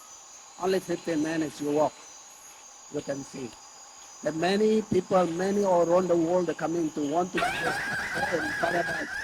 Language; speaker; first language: English; non-native, learner; Indonesian